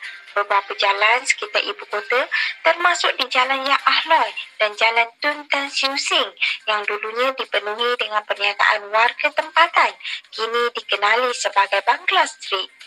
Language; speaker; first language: Malay; native; Malay